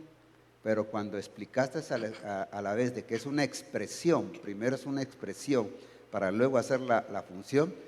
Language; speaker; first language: Spanish; native; Spanish